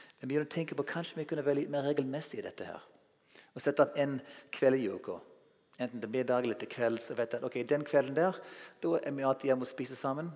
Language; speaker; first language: Norwegian; non-native, fluent; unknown